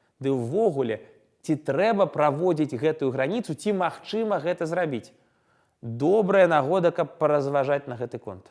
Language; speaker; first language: Belarusian; non-native, local second language; Russian